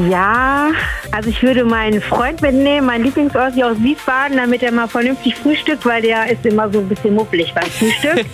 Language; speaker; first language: German; native; German